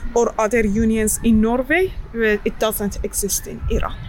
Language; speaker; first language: English; non-native, learner; Persian